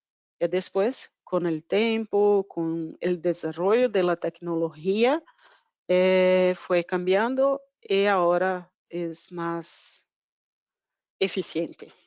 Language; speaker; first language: Spanish; non-native, fluent; Portuguese